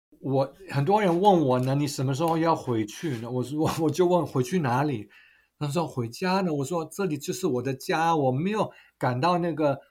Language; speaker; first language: Chinese; non-native, fluent; German